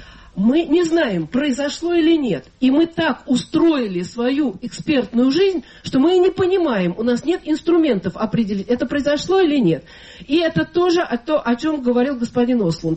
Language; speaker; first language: Russian; native; Russian